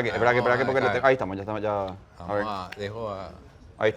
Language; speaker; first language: Spanish; native; Spanish